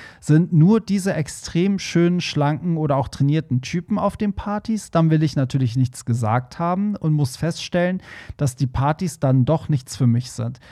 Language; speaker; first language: German; native; German